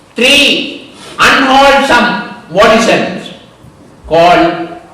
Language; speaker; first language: English; non-native, local second language; Sinhala